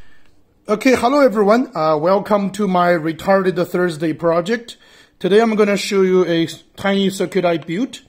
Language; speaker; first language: English; non-native, fluent; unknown